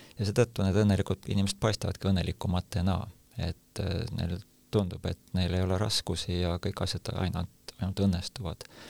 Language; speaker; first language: Estonian; native; Estonian